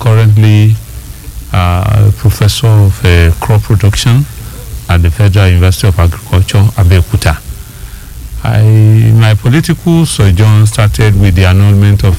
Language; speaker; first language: English; non-native, local second language; Yoruba